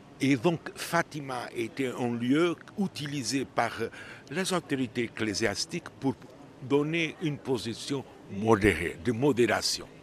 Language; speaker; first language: French; non-native, fluent; Portuguese